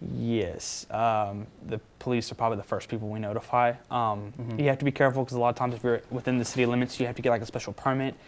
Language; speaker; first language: English; native; English